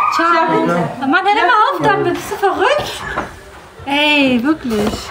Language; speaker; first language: German; early bilingual, other home language; Kurdish